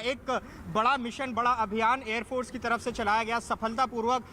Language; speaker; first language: Hindi; native; Hindi